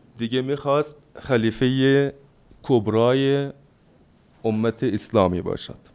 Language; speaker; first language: Persian; non-native, fluent; Turkish